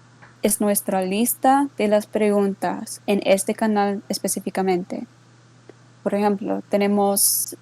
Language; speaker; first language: Spanish; non-native, learner; English